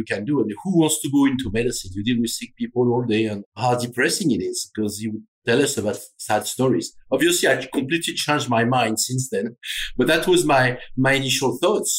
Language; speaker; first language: English; non-native, fluent; French